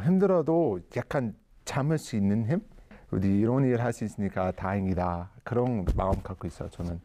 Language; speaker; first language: Korean; non-native, fluent; English